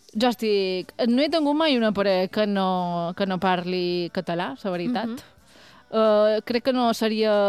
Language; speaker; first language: Catalan; native; Catalan